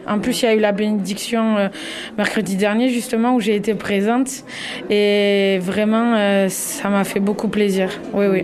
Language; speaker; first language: French; native; French